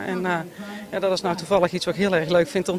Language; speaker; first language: Dutch; native; Dutch